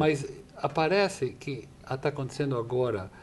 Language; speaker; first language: Portuguese; non-native, fluent; English